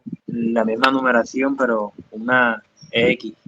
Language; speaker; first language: Spanish; native; Spanish